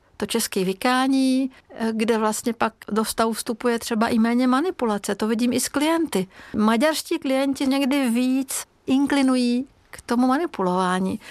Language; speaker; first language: Czech; non-native, fluent; Hungarian